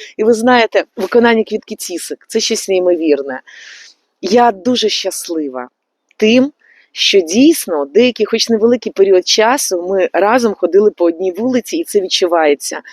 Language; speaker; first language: Ukrainian; native; Ukrainian